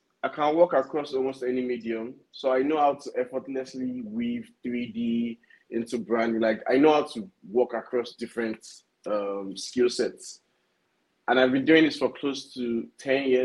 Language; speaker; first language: English; non-native, local second language; Yoruba